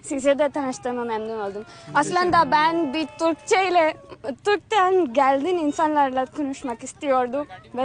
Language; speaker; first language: Turkish; non-native, learner; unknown